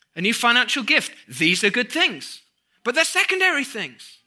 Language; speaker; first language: English; native; English